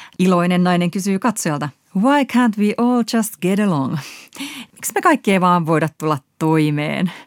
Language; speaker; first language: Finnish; native; Finnish